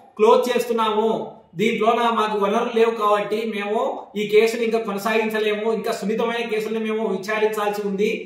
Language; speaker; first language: Telugu; native; Telugu